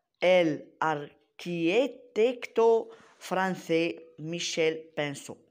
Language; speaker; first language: Spanish; non-native, learner; Arabic